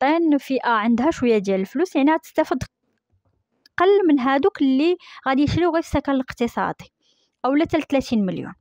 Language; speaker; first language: Arabic; native; Arabic